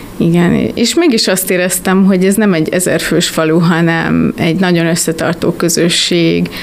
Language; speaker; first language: Hungarian; native; Hungarian